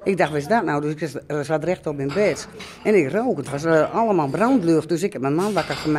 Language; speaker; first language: Dutch; native; Dutch